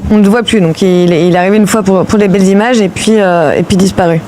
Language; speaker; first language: French; native; French